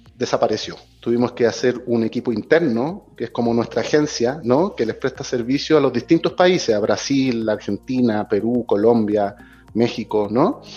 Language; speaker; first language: Spanish; native; Spanish